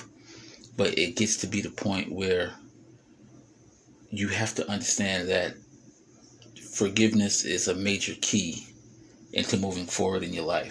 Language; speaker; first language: English; native; English